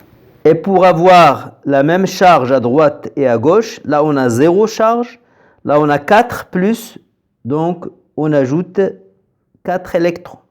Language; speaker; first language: French; non-native, local second language; Arabic